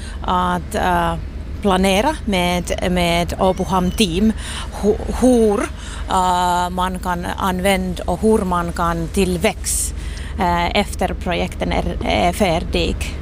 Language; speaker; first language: Swedish; non-native, local second language; Finnish